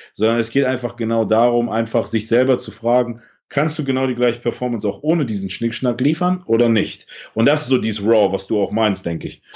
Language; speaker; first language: German; early bilingual, other home language; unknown